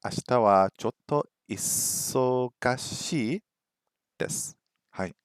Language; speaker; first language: Japanese; non-native, learner; English